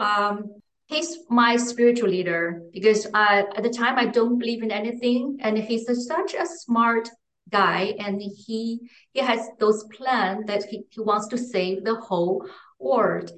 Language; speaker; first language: English; non-native, fluent; Chinese